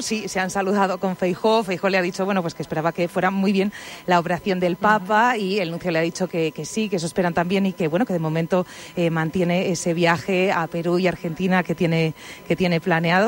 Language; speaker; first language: Spanish; native; Spanish